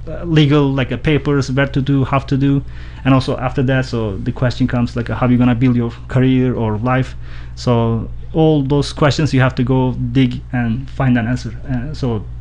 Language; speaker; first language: English; non-native, fluent; Turkish